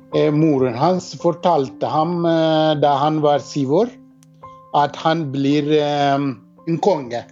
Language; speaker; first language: Norwegian; non-native, fluent; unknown